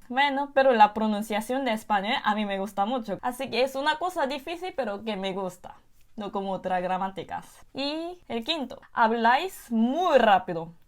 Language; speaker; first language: Spanish; non-native, fluent; Korean